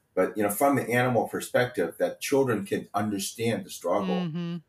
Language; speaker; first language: English; early bilingual, other home language; Chinese